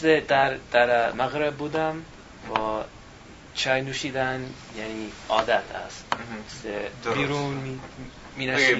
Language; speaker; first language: Persian; non-native, learner; English